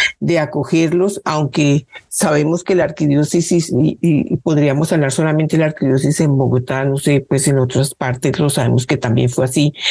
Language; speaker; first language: Spanish; native; Spanish